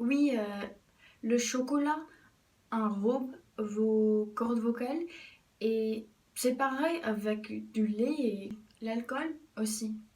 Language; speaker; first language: French; non-native, fluent; English